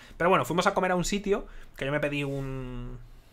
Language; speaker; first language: Spanish; native; Spanish